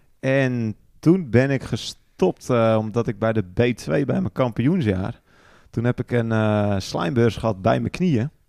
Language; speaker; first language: Dutch; native; Dutch